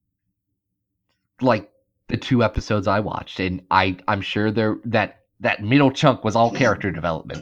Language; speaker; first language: English; native; English